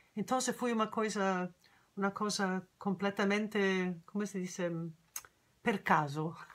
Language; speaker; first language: Spanish; non-native, learner; English